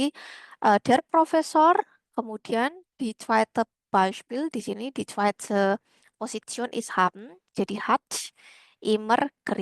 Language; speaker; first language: German; non-native, learner; Indonesian